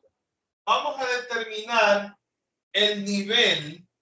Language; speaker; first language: Spanish; native; Spanish